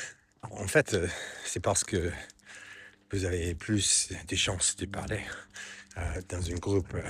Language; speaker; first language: French; non-native, fluent; English